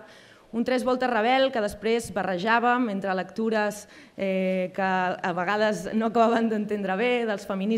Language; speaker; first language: Catalan; native; Catalan